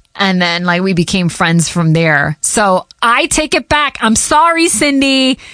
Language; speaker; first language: English; early bilingual, other home language; Portuguese